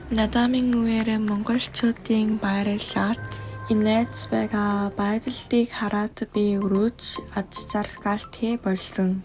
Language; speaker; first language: Mongolian; non-native, learner; Korean